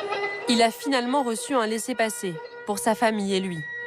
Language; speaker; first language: French; native; French